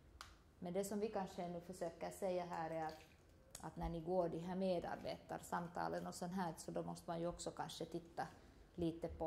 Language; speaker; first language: Swedish; native; Swedish